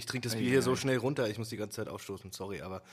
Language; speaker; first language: German; native; German